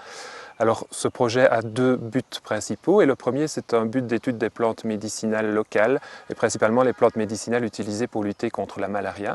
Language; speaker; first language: French; native; French